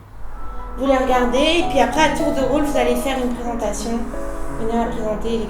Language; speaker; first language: French; native; French